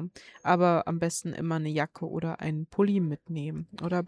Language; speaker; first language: German; native; German